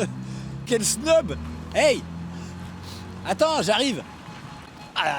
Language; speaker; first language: French; native; French